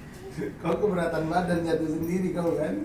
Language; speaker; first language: Indonesian; native; Indonesian